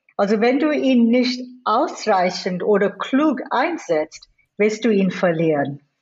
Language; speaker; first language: German; non-native, fluent; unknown